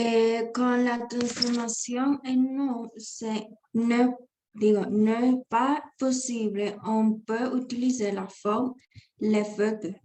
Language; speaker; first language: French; non-native, learner; Spanish